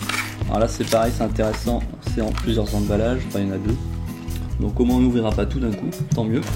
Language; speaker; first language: French; native; French